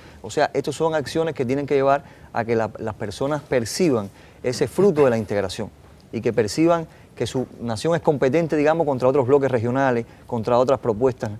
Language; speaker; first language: Spanish; native; Spanish